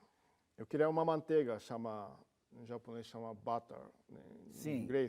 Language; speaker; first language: Portuguese; non-native, learner; Japanese